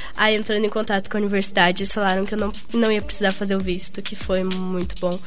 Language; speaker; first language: Portuguese; native; Portuguese